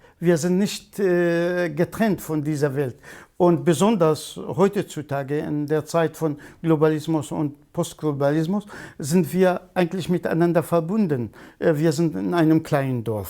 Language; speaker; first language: German; non-native, fluent; Kurdish